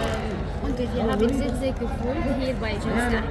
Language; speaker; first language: German; non-native, learner; Arabic